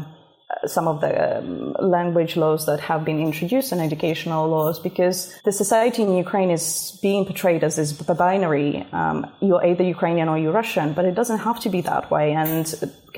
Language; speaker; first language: English; non-native, fluent; Russian